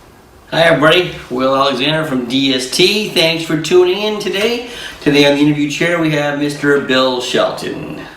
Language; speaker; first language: English; native; English